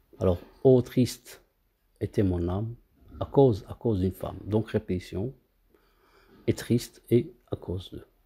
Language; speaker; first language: French; non-native, local second language; Arabic